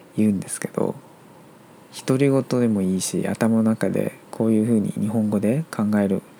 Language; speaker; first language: Japanese; non-native, fluent; Chinese